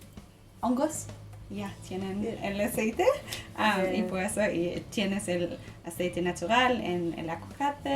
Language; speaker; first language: Spanish; non-native, learner; English